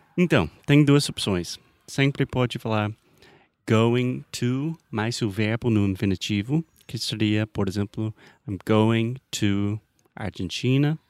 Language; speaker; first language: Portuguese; non-native, fluent; English